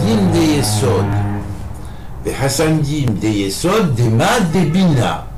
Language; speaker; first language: Hebrew; non-native, fluent; French